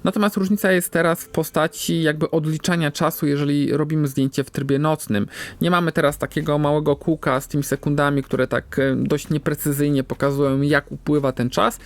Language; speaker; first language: Polish; native; Polish